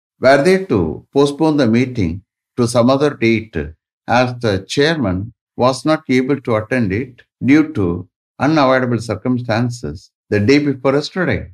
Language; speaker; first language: English; non-native, local second language; Tamil